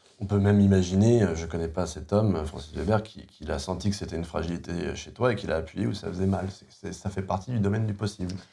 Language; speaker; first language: French; native; French